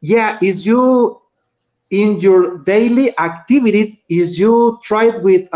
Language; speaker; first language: English; non-native, learner; Spanish